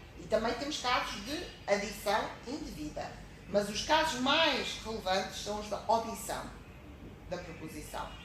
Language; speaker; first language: Portuguese; native; Portuguese